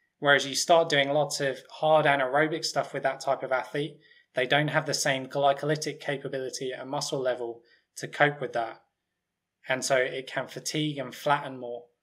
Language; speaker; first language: English; native; English